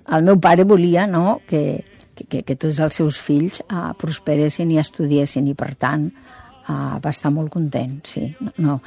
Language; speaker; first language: Catalan; native; Catalan